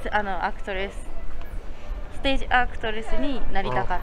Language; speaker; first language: Japanese; native; Japanese